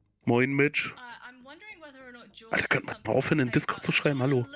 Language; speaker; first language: German; native; German